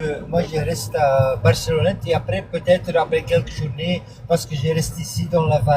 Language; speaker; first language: French; non-native, fluent; Dutch